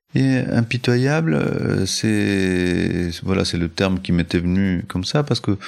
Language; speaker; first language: French; early bilingual, other home language; Spanish